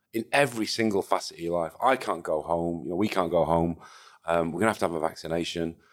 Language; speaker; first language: English; native; English